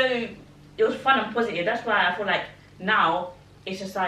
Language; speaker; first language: English; native; English